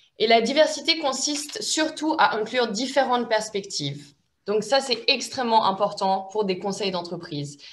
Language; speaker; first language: French; native; French